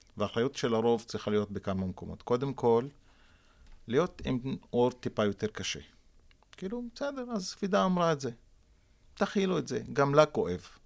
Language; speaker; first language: Hebrew; non-native, local second language; Arabic